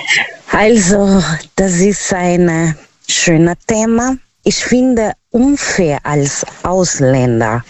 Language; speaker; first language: German; non-native, learner; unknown